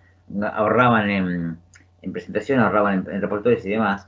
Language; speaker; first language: Spanish; native; Spanish